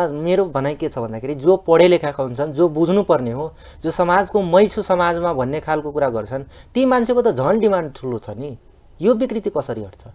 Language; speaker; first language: Nepali; non-native, local second language; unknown